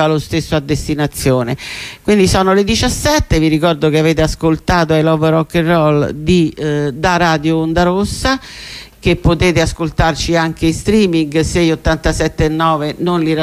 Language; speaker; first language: Italian; native; Italian